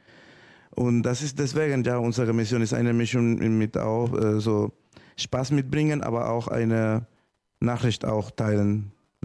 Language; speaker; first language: German; non-native, learner; Spanish